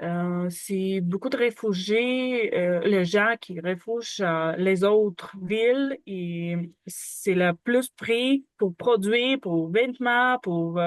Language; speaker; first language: French; non-native, learner; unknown